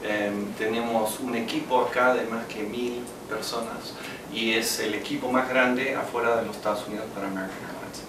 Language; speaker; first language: Spanish; non-native, fluent; English